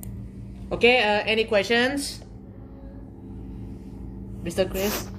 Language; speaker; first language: English; non-native, learner; Indonesian